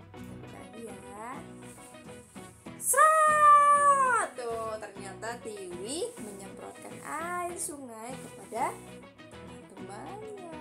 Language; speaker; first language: Indonesian; native; Indonesian